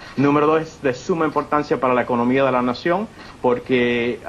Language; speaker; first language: Spanish; early bilingual, heritage; Spanish